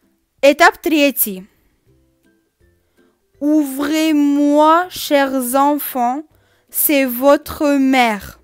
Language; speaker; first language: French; non-native, fluent; Russian